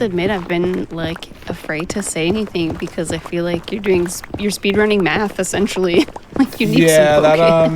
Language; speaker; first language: English; native; English